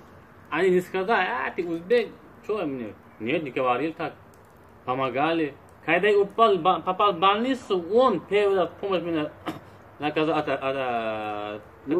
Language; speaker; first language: Russian; non-native, learner; Uzbek